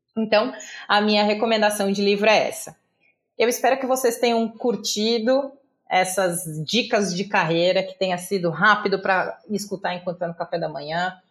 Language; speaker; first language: Portuguese; native; Portuguese